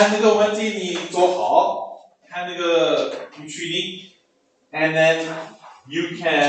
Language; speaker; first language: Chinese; non-native, learner; English